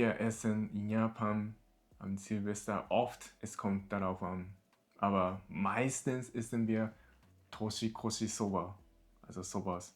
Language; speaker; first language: German; non-native, learner; Japanese